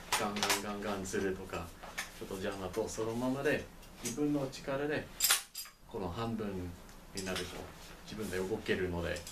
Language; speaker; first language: Japanese; non-native, learner; English